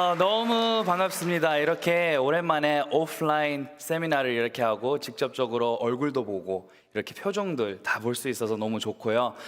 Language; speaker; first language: Korean; early bilingual, heritage; Korean